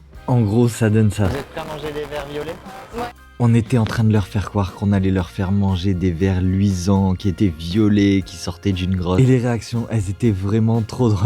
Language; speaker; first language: French; native; French